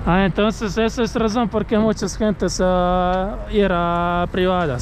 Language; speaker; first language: Spanish; non-native, learner; Croatian